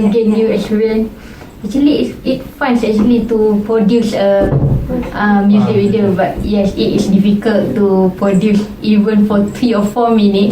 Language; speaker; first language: English; non-native, local second language; Malay